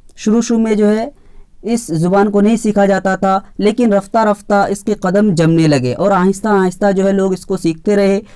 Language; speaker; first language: Urdu; native; Urdu